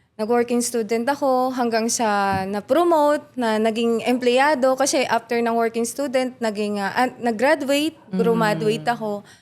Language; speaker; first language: Filipino; native; Filipino